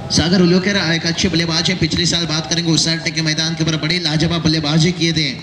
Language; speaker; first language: Hindi; non-native, local second language; Marathi